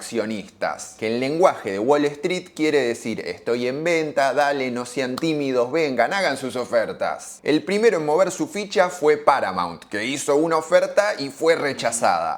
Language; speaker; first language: Spanish; native; Spanish